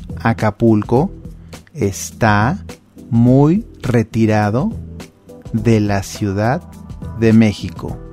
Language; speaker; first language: Spanish; native; Spanish